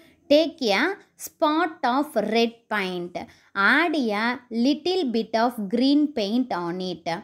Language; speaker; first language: English; non-native, local second language; Tamil